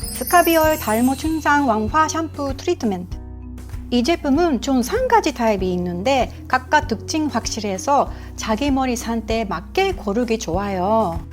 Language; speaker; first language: Korean; non-native, fluent; Japanese